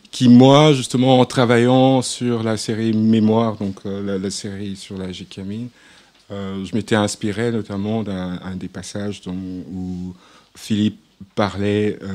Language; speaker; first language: French; non-native, local second language; Swahili